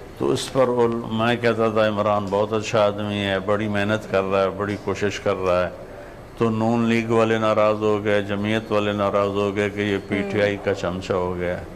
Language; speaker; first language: Urdu; non-native, local second language; Punjabi